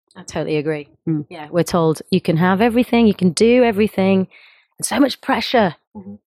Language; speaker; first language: English; native; English